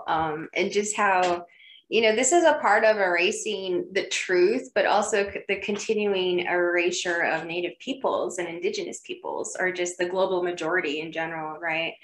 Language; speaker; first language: English; native; English